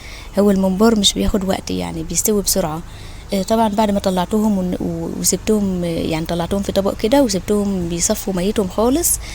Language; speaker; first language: Arabic; native; Arabic